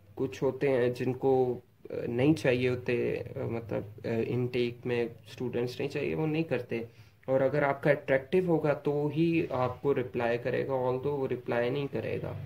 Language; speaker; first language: Urdu; non-native, local second language; Punjabi